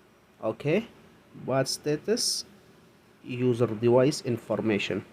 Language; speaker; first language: Arabic; non-native, learner; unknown